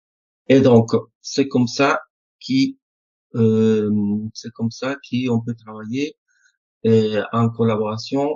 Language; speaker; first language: French; non-native, fluent; Spanish